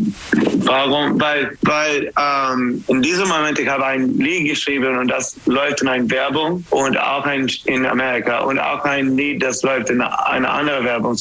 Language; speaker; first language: German; non-native, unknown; English